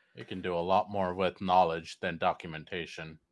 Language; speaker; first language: English; non-native, local second language; Sinhala